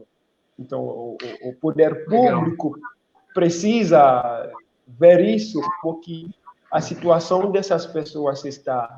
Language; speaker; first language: Portuguese; non-native, local second language; Haitian Creole